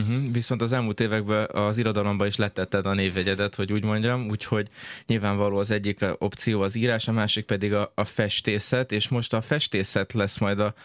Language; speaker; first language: Hungarian; native; Hungarian